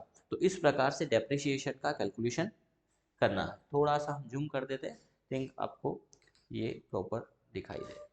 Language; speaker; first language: Hindi; native; Hindi